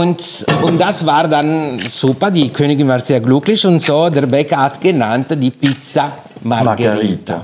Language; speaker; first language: German; non-native, fluent; Italian